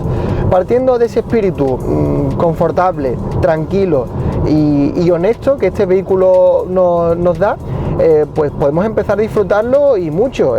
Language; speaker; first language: Spanish; native; Spanish